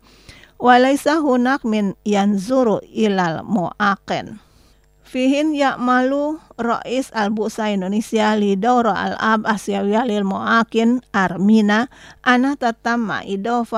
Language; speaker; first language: Arabic; non-native, fluent; Indonesian